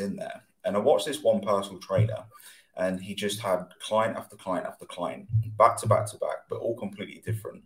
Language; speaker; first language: English; native; English